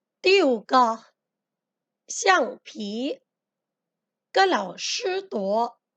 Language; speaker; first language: Chinese; non-native, fluent; Thai